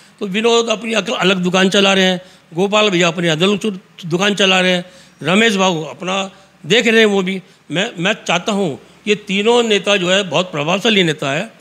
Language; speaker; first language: Hindi; native; Hindi